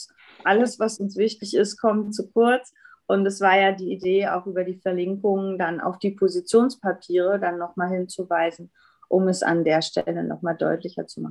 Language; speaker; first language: German; native; German